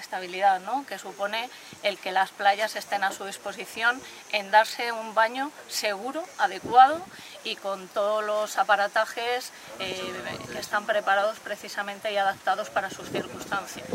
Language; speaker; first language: Spanish; native; Spanish